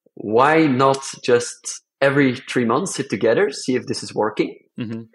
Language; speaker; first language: English; non-native, fluent; Dutch